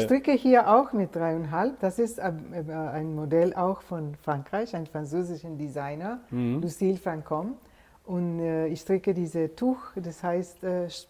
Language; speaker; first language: German; non-native, fluent; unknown